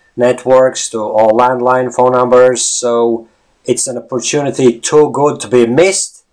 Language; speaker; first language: English; non-native, fluent; Latvian